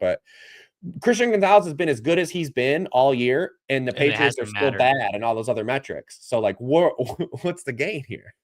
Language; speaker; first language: English; native; English